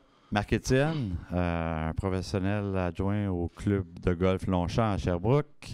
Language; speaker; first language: French; native; French